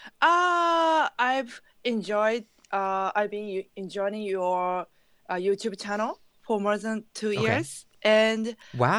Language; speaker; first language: English; non-native, learner; Japanese